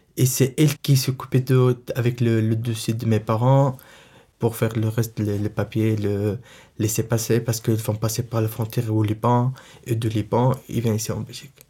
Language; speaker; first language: French; non-native, fluent; Arabic